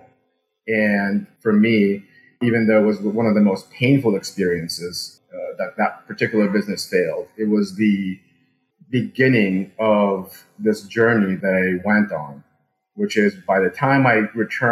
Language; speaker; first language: English; early bilingual, other home language; Russian